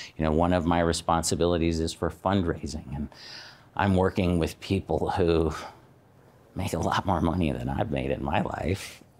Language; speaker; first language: English; native; English